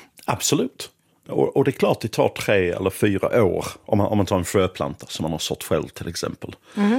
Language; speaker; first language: Swedish; native; Swedish